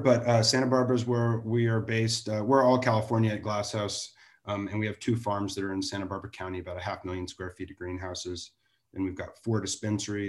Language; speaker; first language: English; native; English